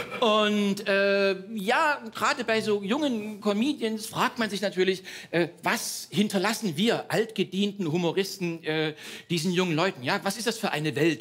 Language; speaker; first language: German; native; German